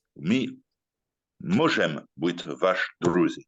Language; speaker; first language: Russian; non-native, learner; French